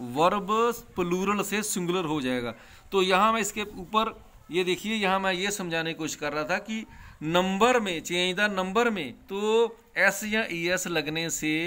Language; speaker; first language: Hindi; non-native, local second language; Punjabi